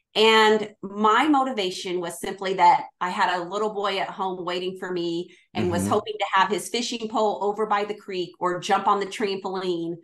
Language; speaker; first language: English; native; English